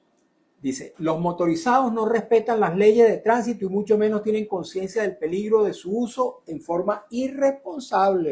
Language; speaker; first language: Spanish; native; Spanish